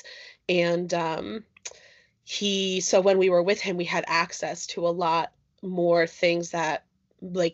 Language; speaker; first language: English; native; English